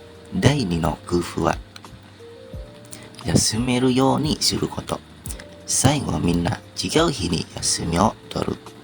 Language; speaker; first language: Japanese; non-native, learner; Indonesian